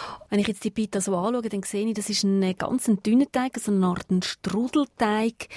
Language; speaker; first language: German; native; German